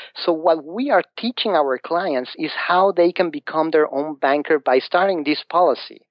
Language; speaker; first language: English; non-native, fluent; Spanish